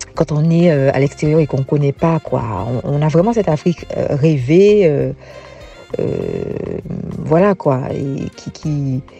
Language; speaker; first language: French; native; French